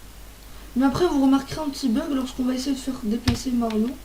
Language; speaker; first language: French; native; French